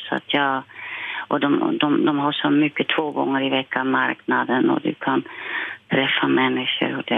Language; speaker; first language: Swedish; non-native, fluent; Dutch